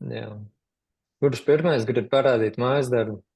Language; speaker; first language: Latvian; native; Latvian